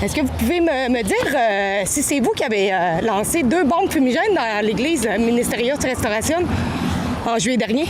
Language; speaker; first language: French; native; French